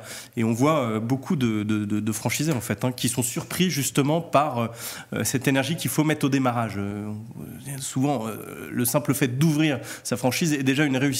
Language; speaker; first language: French; native; French